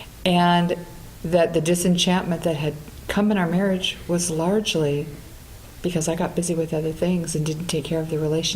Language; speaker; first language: English; native; English